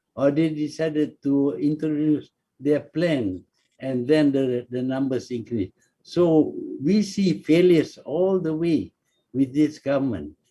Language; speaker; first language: English; non-native, local second language; Malay